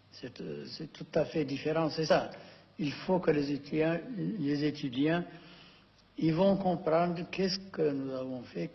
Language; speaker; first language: French; non-native, fluent; Amharic